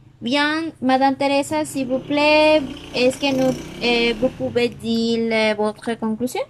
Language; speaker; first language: French; non-native, learner; Spanish